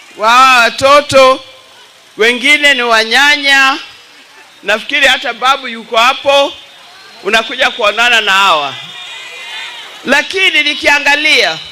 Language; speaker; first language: Swahili; non-native, local second language; Luo (Kenya and Tanzania)